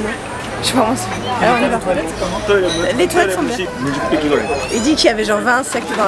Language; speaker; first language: French; native; French